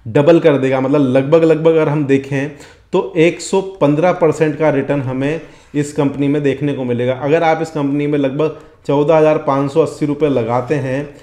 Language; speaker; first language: Hindi; native; Hindi